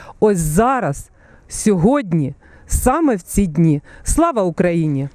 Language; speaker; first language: Ukrainian; native; Ukrainian